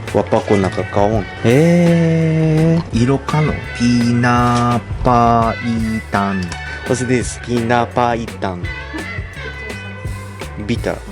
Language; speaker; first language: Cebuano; non-native, learner; Japanese